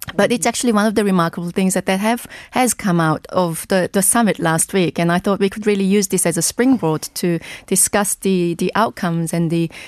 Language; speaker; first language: English; non-native, fluent; Korean